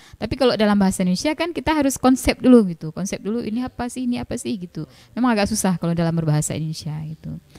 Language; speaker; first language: Indonesian; non-native, local second language; Achinese